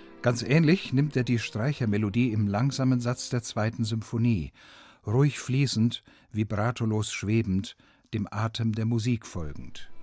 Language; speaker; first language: German; native; German